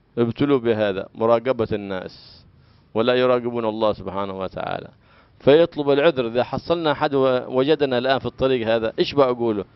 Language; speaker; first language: Arabic; native; Arabic